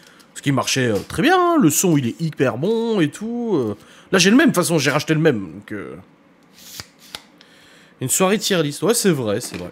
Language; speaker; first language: French; native; French